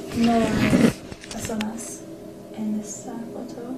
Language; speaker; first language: Spanish; non-native, learner; English